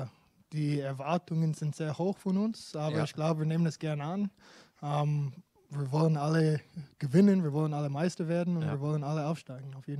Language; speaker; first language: German; non-native, fluent; English